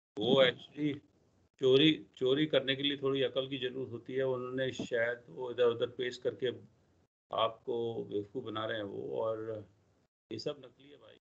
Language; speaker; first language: Hindi; non-native, local second language; Punjabi